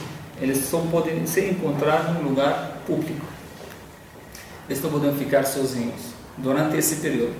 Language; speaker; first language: Portuguese; non-native, fluent; Arabic